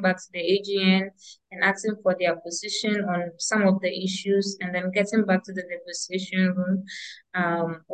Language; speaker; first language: English; non-native, local second language; Ewe